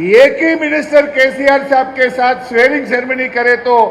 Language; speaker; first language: Hindi; non-native, local second language; Telugu